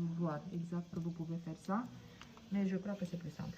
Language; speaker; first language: French; non-native, fluent; Romanian